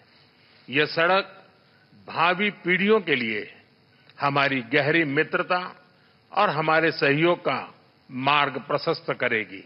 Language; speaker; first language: Hindi; native; Hindi